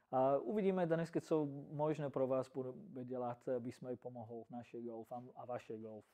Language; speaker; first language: Czech; non-native, fluent; English